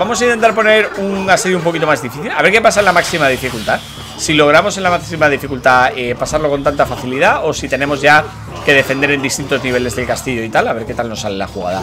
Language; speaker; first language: Spanish; native; Spanish